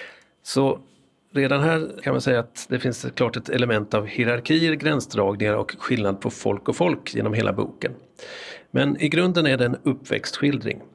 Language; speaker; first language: Swedish; native; Swedish